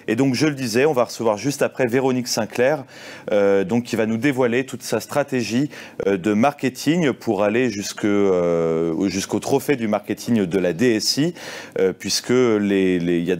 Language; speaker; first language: French; native; French